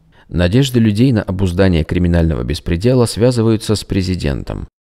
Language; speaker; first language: Russian; native; Russian